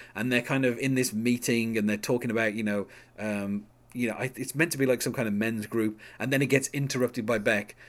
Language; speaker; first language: English; native; English